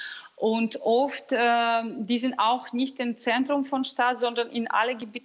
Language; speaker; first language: German; non-native, fluent; Russian